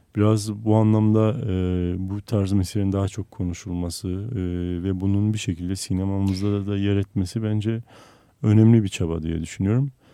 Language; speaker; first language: Turkish; non-native, local second language; Armenian